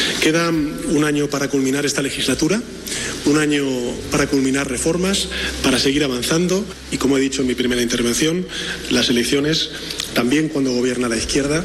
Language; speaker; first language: Spanish; native; Spanish